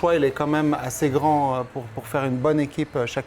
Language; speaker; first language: French; native; French